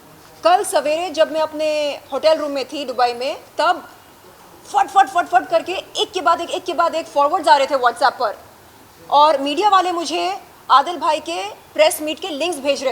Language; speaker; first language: Hindi; native; Hindi